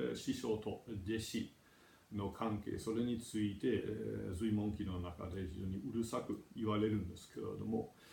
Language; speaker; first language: Japanese; non-native, fluent; German